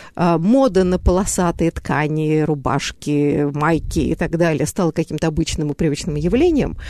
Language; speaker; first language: Russian; native; Russian